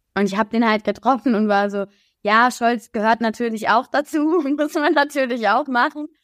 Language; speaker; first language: German; native; German